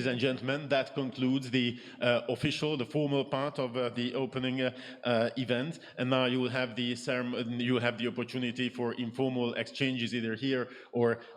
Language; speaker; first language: English; non-native, fluent; Hebrew